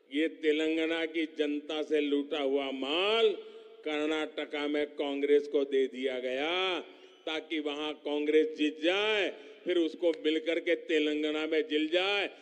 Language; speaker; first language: Hindi; non-native, local second language; Gujarati